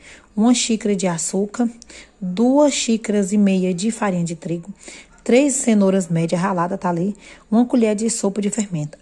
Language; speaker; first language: Portuguese; native; Portuguese